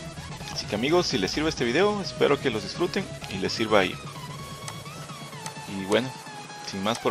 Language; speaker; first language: Spanish; native; Spanish